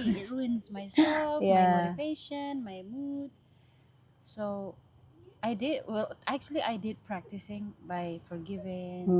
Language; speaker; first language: English; non-native, fluent; Indonesian